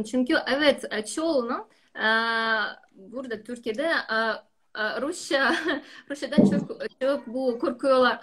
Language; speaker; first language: Turkish; non-native, learner; Russian